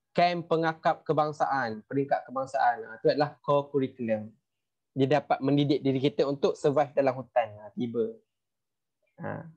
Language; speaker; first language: Malay; native; Malay